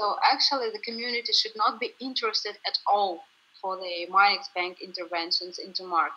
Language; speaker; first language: English; non-native, fluent; Russian